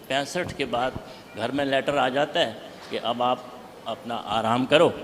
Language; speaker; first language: Hindi; native; Hindi